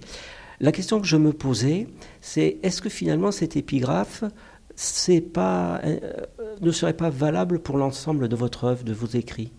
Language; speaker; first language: French; native; French